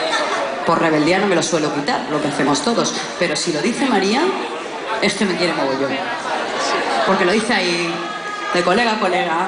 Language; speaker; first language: Spanish; native; Spanish